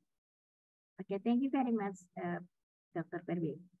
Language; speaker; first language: English; non-native, fluent; Indonesian